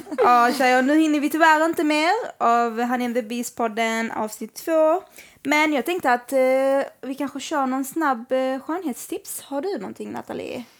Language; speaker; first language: Swedish; native; Swedish